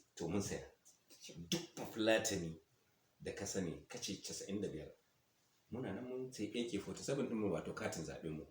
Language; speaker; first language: Hausa; non-native, local second language; Fula